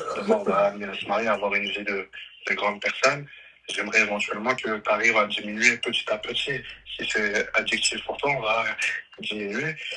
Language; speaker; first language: French; early bilingual, other home language; Arabic